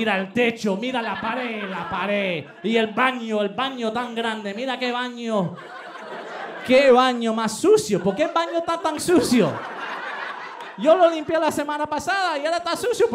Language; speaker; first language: Spanish; early bilingual, heritage; Spanish